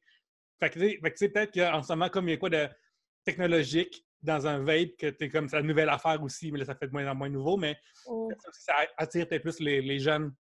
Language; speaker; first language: French; native; French